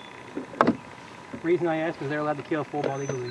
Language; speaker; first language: English; native; English